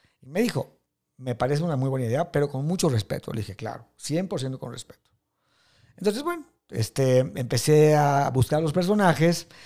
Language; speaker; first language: Spanish; native; Spanish